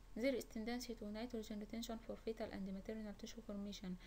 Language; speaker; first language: English; non-native, fluent; Arabic